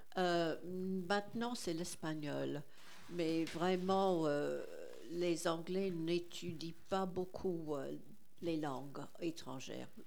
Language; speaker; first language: French; non-native, fluent; English